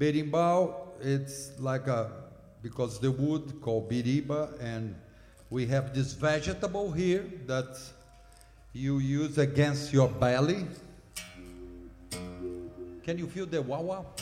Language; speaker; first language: English; non-native, learner; Portuguese